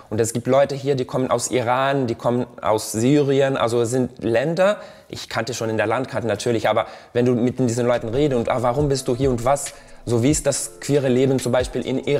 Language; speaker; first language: German; non-native, fluent; Portuguese